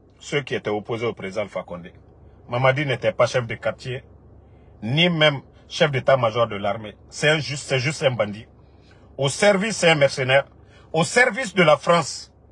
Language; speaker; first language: French; non-native, local second language; Mandingo